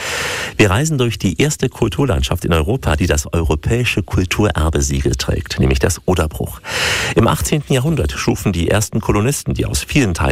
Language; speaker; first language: German; native; German